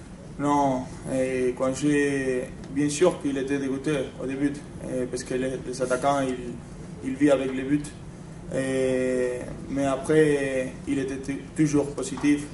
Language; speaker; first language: French; non-native, fluent; Spanish